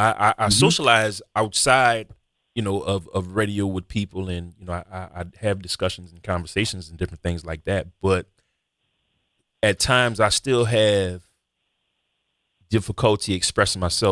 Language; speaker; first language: English; native; English